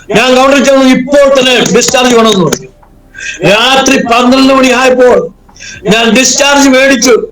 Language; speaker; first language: Malayalam; native; Malayalam